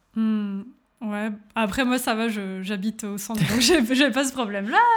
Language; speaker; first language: French; native; French